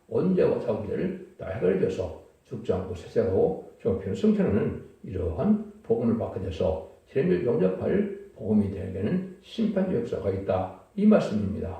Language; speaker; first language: Korean; native; Korean